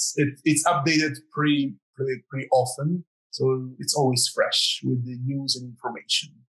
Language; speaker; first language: English; non-native, fluent; Croatian